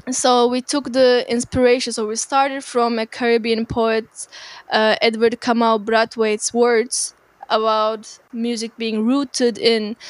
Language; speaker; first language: English; non-native, fluent; Turkish